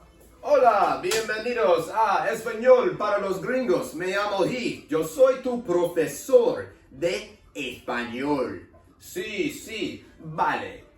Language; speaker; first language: Spanish; non-native, learner; English